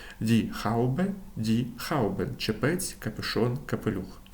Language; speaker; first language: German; non-native, fluent; Ukrainian